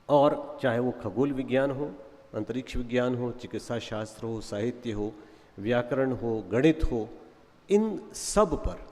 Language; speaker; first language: Hindi; native; Hindi